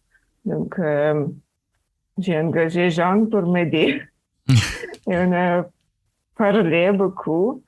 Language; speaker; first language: French; non-native, learner; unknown